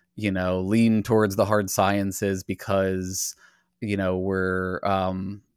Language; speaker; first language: English; native; English